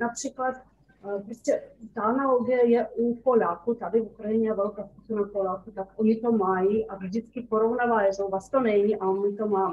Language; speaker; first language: Czech; early bilingual, heritage; Czech